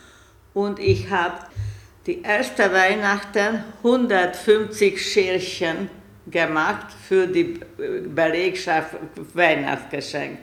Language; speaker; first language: German; non-native, learner; Hungarian